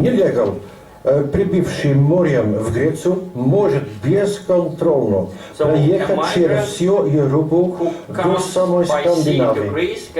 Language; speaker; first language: Russian; non-native, learner; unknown